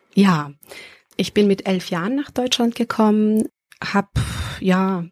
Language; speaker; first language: German; early bilingual, other home language; Serbian